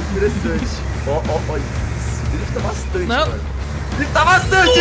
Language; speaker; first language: Portuguese; native; Portuguese